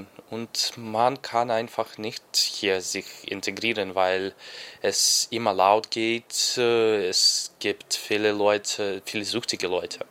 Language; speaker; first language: German; non-native, learner; Ukrainian